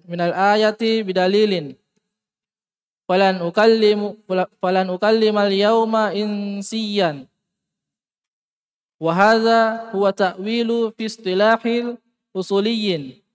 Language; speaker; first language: Arabic; non-native, learner; Indonesian